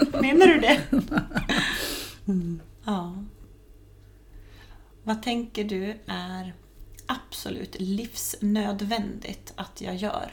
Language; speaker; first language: Swedish; native; Swedish